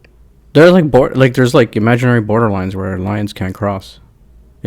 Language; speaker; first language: English; native; English